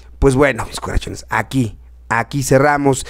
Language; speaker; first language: Spanish; native; Spanish